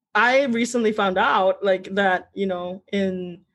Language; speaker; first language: English; early bilingual, other home language; Spanish